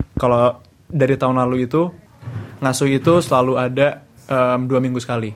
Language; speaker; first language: Indonesian; native; Indonesian